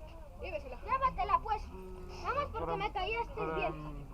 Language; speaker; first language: Spanish; native; Spanish